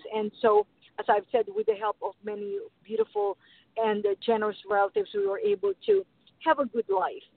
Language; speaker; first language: English; non-native, local second language; Filipino